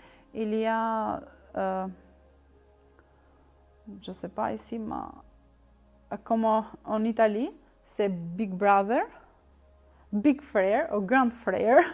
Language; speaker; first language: French; non-native, learner; Albanian